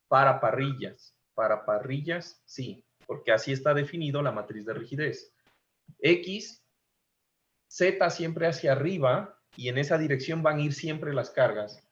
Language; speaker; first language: Spanish; native; Spanish